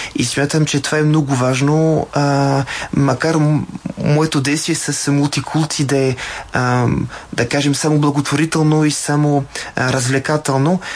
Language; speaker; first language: Bulgarian; non-native, fluent; French